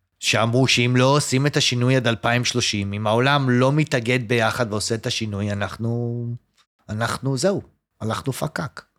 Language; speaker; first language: Hebrew; early bilingual, other home language; English